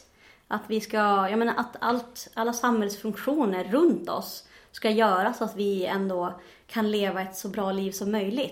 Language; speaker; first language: Swedish; native; Swedish